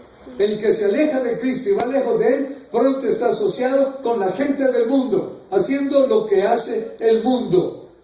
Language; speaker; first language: Spanish; native; Spanish